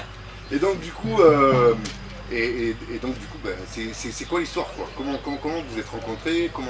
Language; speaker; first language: French; native; French